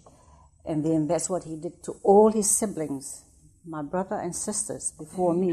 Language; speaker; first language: English; non-native, fluent; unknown